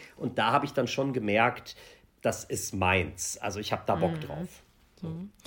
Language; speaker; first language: German; native; German